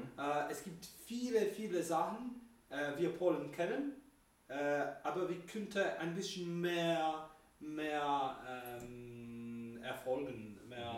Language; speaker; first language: German; non-native, learner; Polish